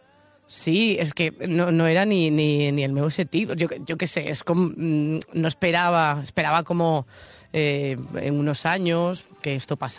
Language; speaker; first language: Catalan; non-native, learner; Spanish